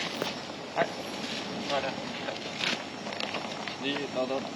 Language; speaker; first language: Swedish; native; Swedish